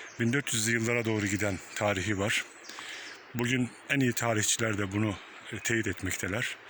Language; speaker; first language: Turkish; native; Turkish